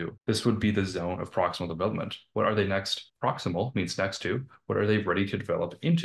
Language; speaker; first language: English; native; English